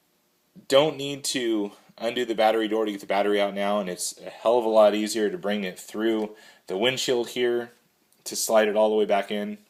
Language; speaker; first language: English; native; English